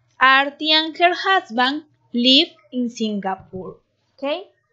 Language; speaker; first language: English; non-native, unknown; Spanish